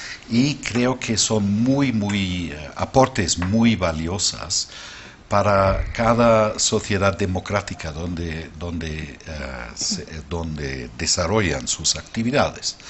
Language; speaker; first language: Spanish; non-native, fluent; German